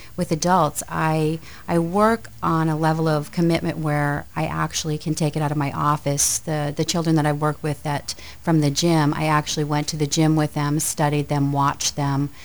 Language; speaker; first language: English; native; English